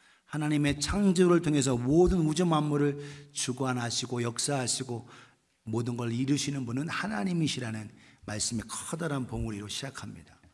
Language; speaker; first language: Korean; native; Korean